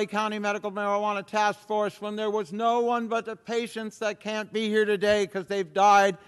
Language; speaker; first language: English; native; English